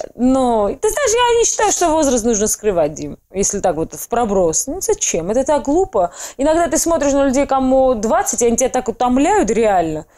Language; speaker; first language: Russian; non-native, local second language; Georgian